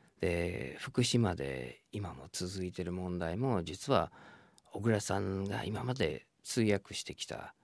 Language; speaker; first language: Japanese; non-native, fluent; English